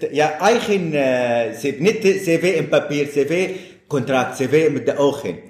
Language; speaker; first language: Dutch; non-native, learner; Arabic